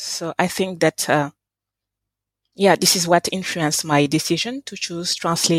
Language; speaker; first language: English; non-native, fluent; French